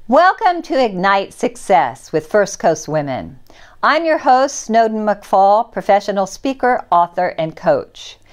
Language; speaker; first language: English; native; English